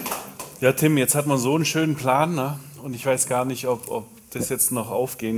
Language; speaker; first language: German; native; German